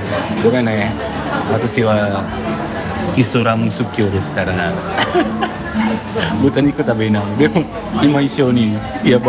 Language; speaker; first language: Japanese; non-native, learner; Indonesian